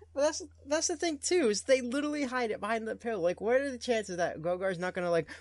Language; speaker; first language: English; non-native, fluent; Portuguese